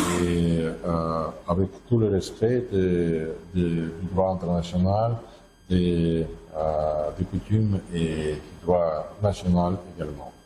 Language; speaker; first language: French; non-native, fluent; Russian